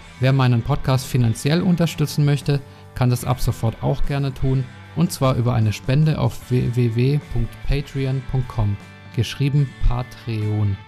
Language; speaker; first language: German; native; German